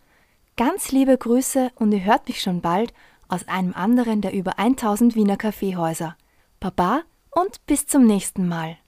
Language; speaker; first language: German; native; German